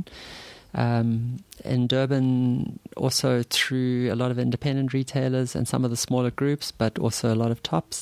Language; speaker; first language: English; native; English